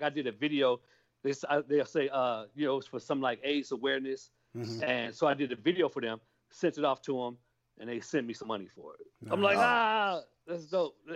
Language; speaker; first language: English; native; English